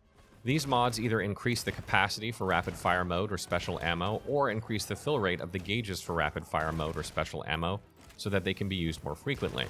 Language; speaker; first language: English; native; English